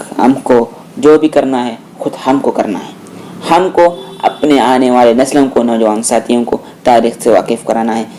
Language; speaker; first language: Urdu; native; Urdu